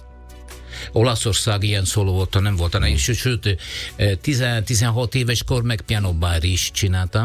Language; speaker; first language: Hungarian; non-native, learner; Italian